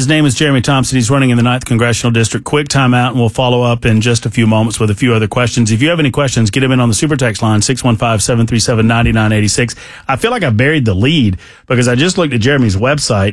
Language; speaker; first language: English; native; English